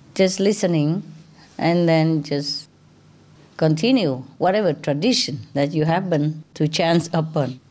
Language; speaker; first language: English; non-native, fluent; Vietnamese